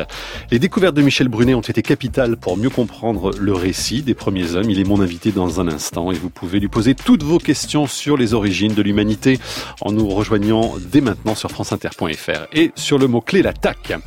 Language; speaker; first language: French; native; French